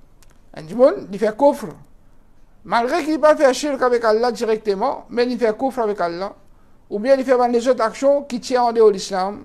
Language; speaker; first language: French; non-native, local second language; Morisyen